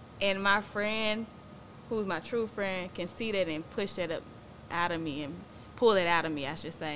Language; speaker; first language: English; native; English